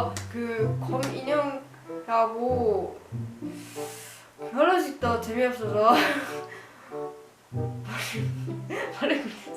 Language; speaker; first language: Korean; non-native, learner; Finnish